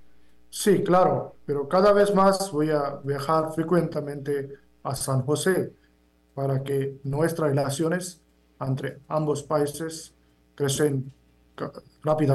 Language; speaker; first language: Spanish; non-native, fluent; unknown